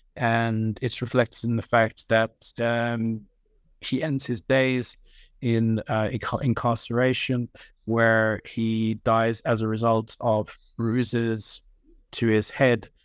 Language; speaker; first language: English; native; English